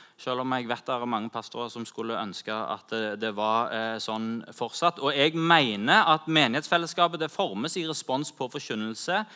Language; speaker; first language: Norwegian; native; Norwegian